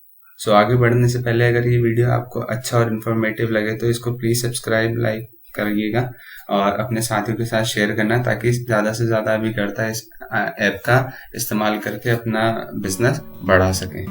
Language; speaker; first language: Hindi; native; Hindi